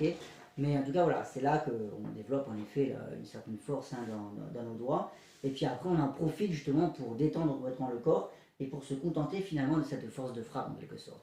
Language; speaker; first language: French; native; French